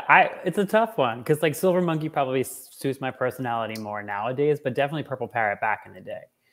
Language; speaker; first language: English; native; English